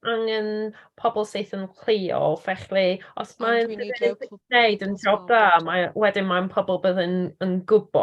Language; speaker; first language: Welsh; non-native, learner; English